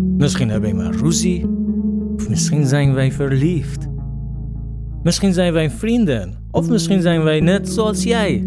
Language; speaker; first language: Dutch; non-native, fluent; Persian